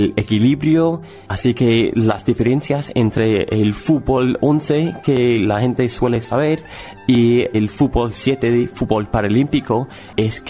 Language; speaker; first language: Spanish; non-native, fluent; English